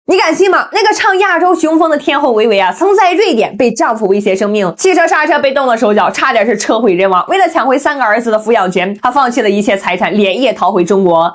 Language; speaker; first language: Chinese; native; Chinese